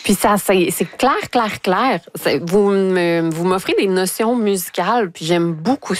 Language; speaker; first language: French; native; French